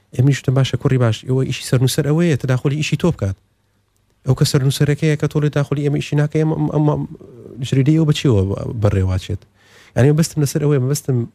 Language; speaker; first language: Central Kurdish; early bilingual, heritage; Central Kurdish